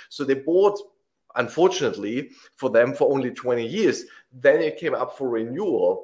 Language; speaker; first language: English; non-native, fluent; German